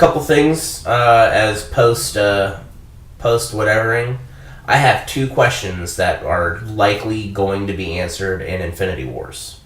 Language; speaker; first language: English; native; English